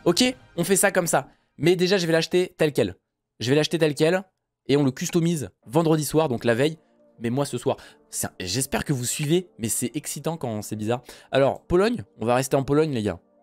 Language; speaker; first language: French; native; French